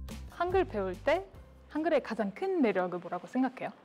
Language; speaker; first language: Korean; non-native, fluent; French